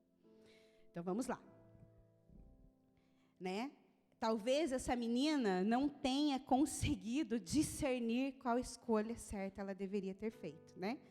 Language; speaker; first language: Portuguese; native; Portuguese